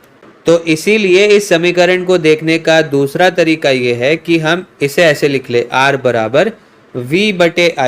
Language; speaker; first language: Hindi; native; Hindi